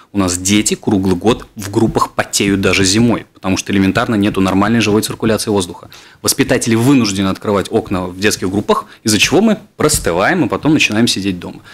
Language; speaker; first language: Russian; native; Russian